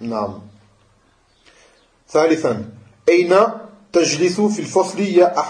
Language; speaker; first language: Arabic; non-native, fluent; French